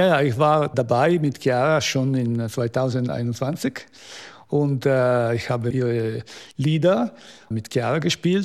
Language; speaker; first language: German; non-native, fluent; Italian